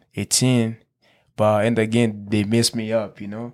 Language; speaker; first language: English; early bilingual, other home language; Kinyarwanda